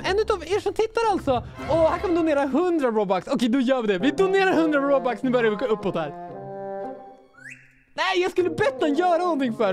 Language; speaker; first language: Swedish; native; Swedish